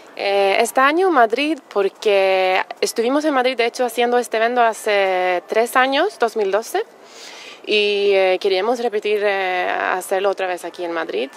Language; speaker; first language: Spanish; non-native, fluent; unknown